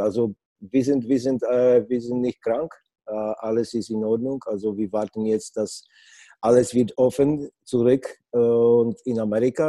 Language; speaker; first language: German; non-native, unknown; Polish